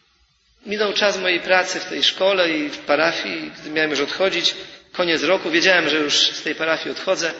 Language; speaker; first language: Polish; native; Polish